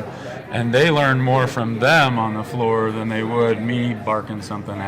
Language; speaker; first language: English; native; English